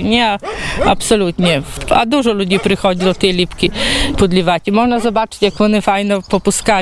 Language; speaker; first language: Polish; non-native, local second language; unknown